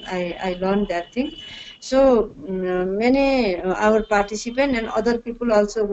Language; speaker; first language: English; non-native, learner; Nepali